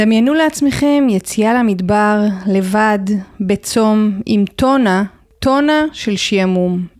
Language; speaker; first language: Hebrew; native; Hebrew